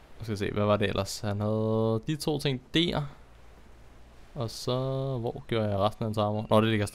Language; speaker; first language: Danish; native; Danish